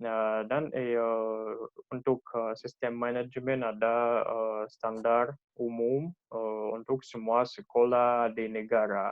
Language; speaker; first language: Indonesian; non-native, learner; Russian